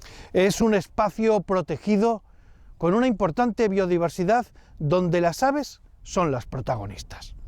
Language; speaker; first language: Spanish; native; Spanish